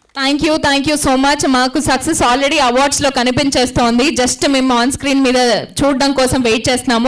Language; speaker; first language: Telugu; native; Telugu